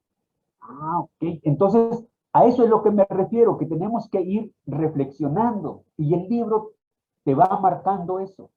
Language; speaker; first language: Spanish; native; Spanish